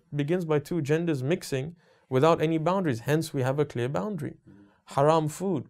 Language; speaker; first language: English; native; English